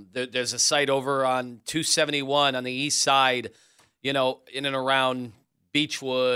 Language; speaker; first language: English; native; English